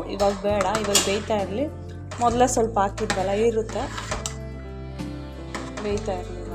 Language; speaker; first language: Kannada; native; Kannada